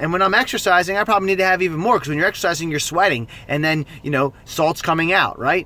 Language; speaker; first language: English; native; English